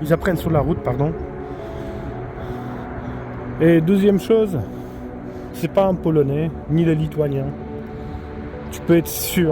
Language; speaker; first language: French; non-native, fluent; Polish